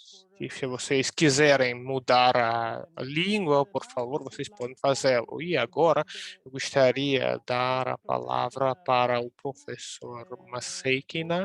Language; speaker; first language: Portuguese; non-native, fluent; Russian